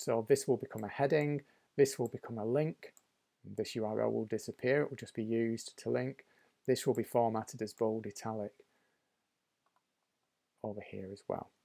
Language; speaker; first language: English; native; English